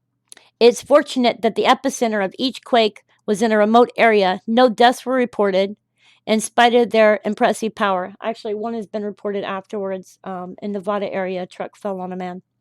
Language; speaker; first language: English; native; English